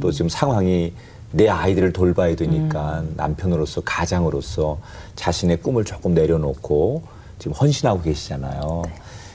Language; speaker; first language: Korean; native; Korean